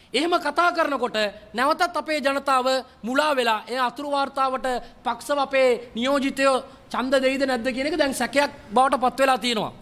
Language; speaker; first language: Sinhala; non-native, local second language; Tamil